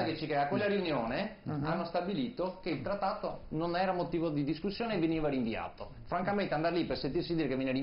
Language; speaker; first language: Italian; native; Italian